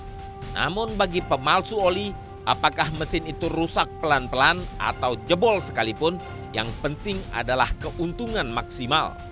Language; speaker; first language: Indonesian; native; Indonesian